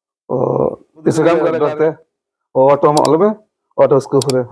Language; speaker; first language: Hindi; non-native, learner; Bangla